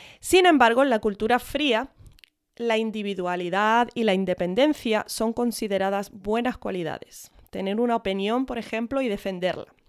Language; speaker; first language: Spanish; early bilingual, other home language; English